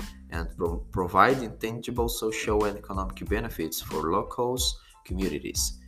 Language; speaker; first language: English; non-native, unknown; Portuguese